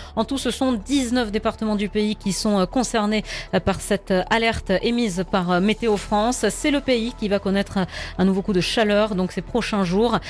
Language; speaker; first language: French; native; French